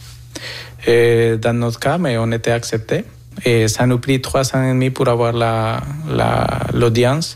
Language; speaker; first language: French; non-native, fluent; Spanish